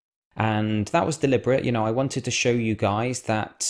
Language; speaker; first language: English; native; English